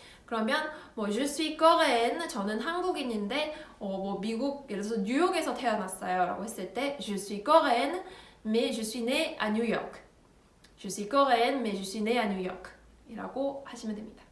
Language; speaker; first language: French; non-native, fluent; Korean